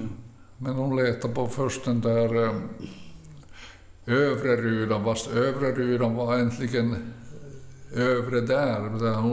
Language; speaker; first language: Swedish; early bilingual, other home language; Finnish